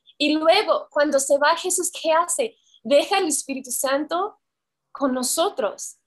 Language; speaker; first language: Spanish; non-native, fluent; English